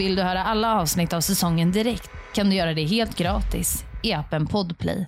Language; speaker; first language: Swedish; native; Swedish